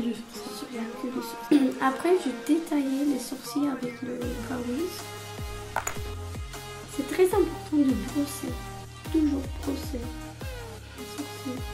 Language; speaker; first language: French; non-native, learner; Romanian